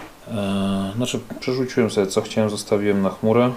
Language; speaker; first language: Polish; native; Polish